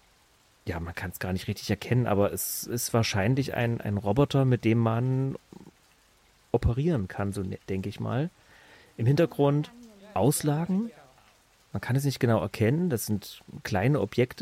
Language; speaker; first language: German; native; German